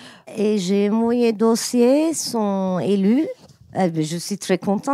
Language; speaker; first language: French; non-native, learner; Turkish